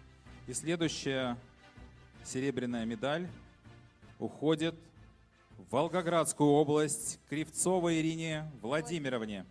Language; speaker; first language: Russian; native; Russian